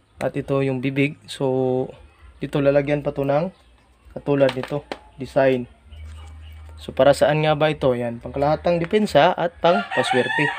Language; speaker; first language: Filipino; non-native, local second language; Cebuano